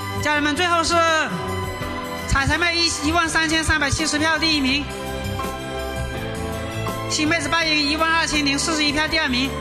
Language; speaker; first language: Chinese; native; Chinese